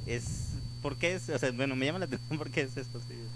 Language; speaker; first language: Spanish; native; Spanish